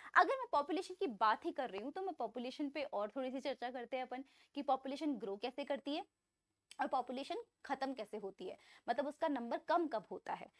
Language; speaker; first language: Hindi; native; Hindi